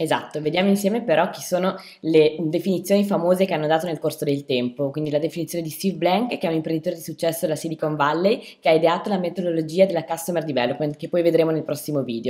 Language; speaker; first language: Italian; native; Italian